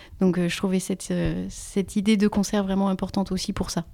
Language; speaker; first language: French; native; French